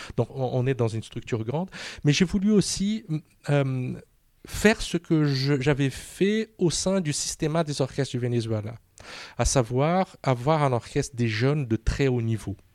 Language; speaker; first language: French; non-native, fluent; Portuguese